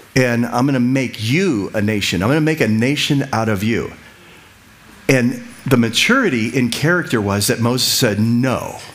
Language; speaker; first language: English; native; English